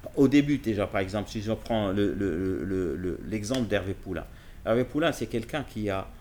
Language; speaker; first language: French; non-native, local second language; Arabic